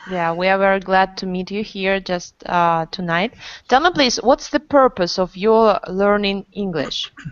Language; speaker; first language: English; non-native, fluent; Russian